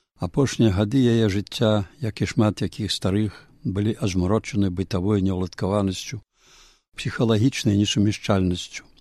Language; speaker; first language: Belarusian; native; Belarusian